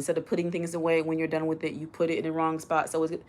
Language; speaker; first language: English; native; English